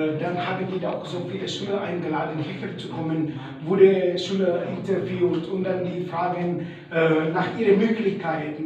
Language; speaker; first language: German; non-native, learner; Indonesian